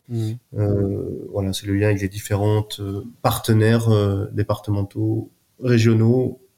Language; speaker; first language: French; native; French